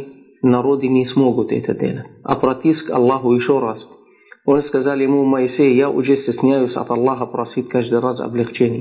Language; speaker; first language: Russian; non-native, fluent; Arabic